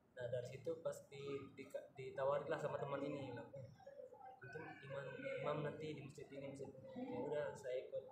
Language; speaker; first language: Indonesian; native; Indonesian